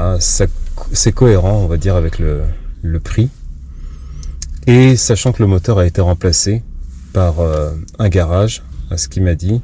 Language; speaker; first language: French; native; French